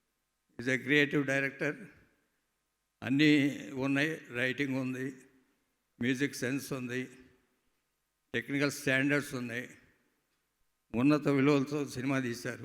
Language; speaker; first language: Telugu; native; Telugu